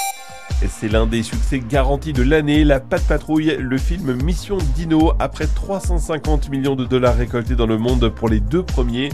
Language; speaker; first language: French; native; French